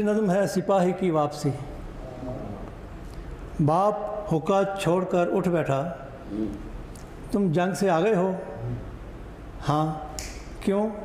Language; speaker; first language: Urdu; non-native, local second language; Punjabi